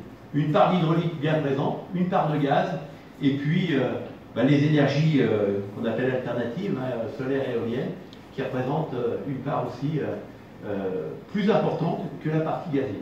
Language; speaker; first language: French; native; French